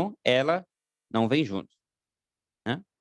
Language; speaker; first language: Portuguese; non-native, fluent; German